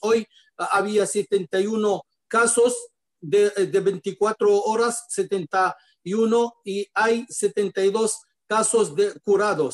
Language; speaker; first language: Spanish; non-native, fluent; Arabic